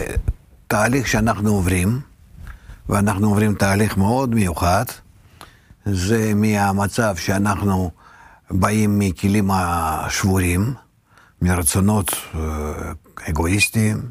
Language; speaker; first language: Hebrew; non-native, fluent; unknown